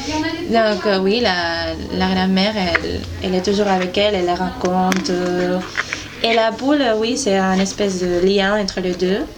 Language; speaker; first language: French; non-native, fluent; Spanish